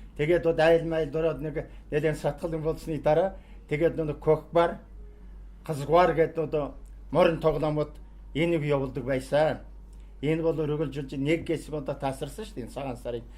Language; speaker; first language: Mongolian; non-native, local second language; Kazakh